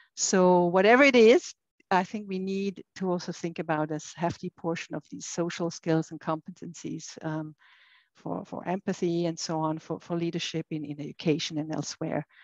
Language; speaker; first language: English; non-native, fluent; German